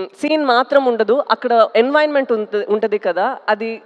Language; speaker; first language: Telugu; non-native, fluent; Tamil